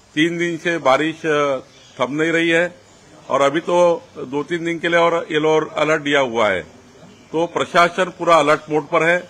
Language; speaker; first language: Hindi; non-native, local second language; Marathi